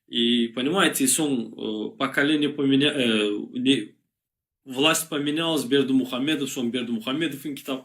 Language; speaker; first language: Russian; non-native, local second language; Turkmen